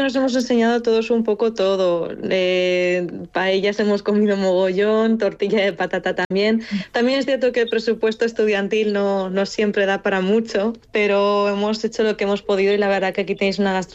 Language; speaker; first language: Spanish; non-native, fluent; Bulgarian